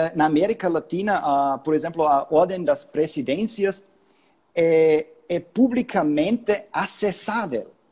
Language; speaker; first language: Portuguese; non-native, fluent; German